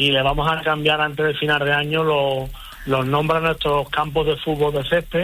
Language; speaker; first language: Spanish; native; Spanish